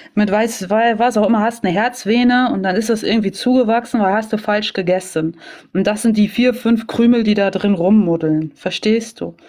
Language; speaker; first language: German; native; German